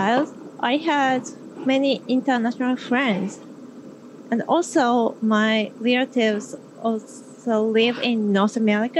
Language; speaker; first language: English; non-native, learner; Japanese